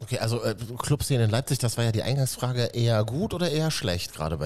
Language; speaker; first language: German; native; German